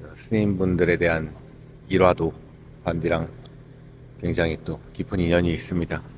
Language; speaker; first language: Korean; native; Korean